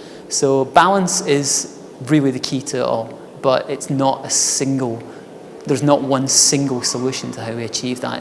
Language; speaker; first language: English; native; English